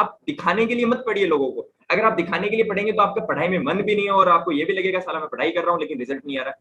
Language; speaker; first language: Hindi; native; Hindi